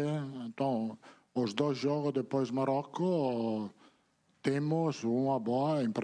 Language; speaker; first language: Portuguese; non-native, learner; Italian